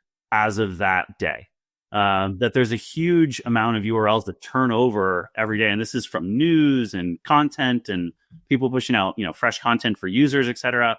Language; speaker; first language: English; native; English